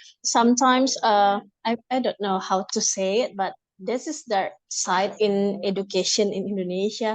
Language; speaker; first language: English; non-native, fluent; Indonesian